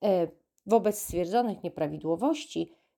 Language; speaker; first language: Polish; native; Polish